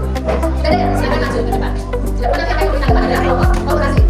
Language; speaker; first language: Indonesian; native; Indonesian